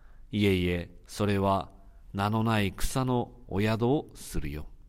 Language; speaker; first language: Japanese; native; Japanese